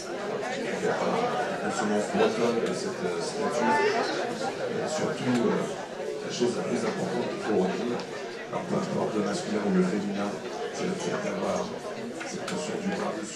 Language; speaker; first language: French; native; French